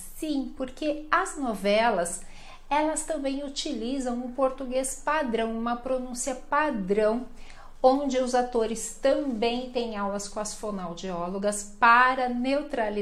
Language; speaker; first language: Portuguese; native; Portuguese